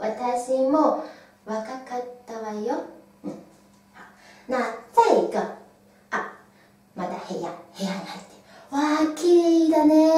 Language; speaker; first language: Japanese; non-native, fluent; Chinese